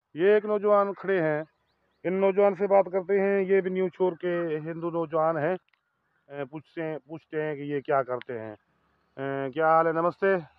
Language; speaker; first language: Urdu; non-native, local second language; Sindhi